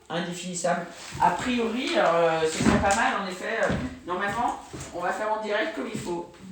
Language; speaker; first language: French; native; French